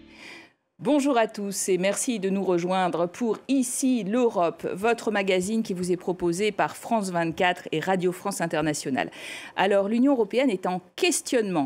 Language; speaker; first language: French; native; French